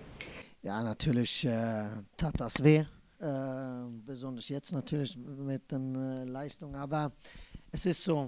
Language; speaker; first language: German; non-native, fluent; Swedish